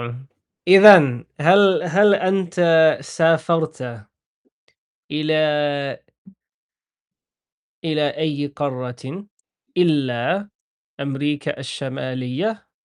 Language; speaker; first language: Arabic; non-native, fluent; English